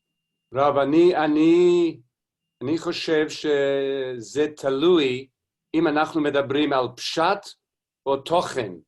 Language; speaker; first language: Hebrew; non-native, learner; English